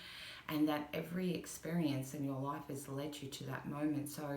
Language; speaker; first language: English; native; English